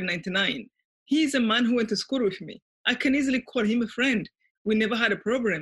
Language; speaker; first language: English; non-native, local second language; Kinyarwanda